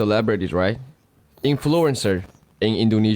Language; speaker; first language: English; non-native, fluent; Chinese